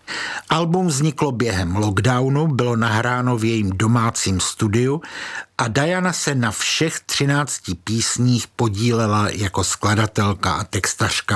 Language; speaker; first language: Czech; native; Czech